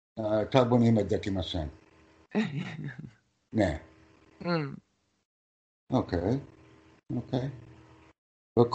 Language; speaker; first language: Japanese; non-native, learner; English